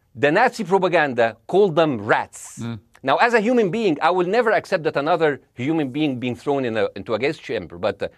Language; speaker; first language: English; non-native, fluent; Arabic